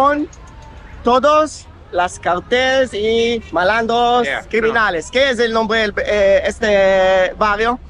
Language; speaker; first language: Spanish; non-native, learner; English